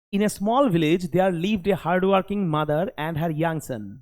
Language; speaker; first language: English; non-native, local second language; Bangla